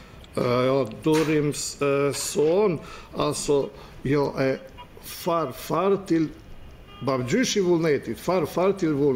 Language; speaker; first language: Swedish; non-native, fluent; Albanian